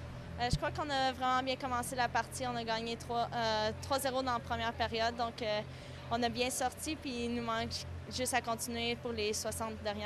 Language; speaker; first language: French; native; French